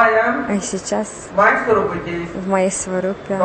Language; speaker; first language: Russian; non-native, learner; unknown